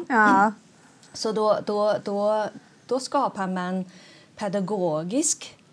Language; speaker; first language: Swedish; non-native, fluent; Chinese